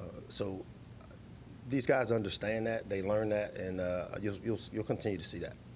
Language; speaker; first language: English; native; English